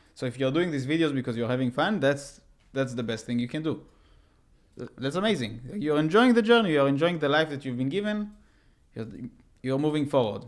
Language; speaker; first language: English; non-native, fluent; Hebrew